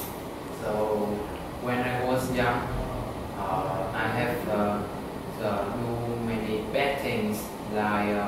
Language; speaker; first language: English; non-native, learner; Vietnamese